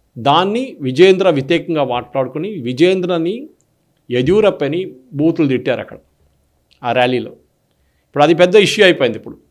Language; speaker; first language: Telugu; non-native, local second language; Malayalam